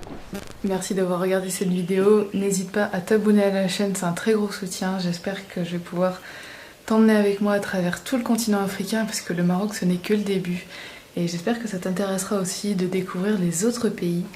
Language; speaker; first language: French; native; French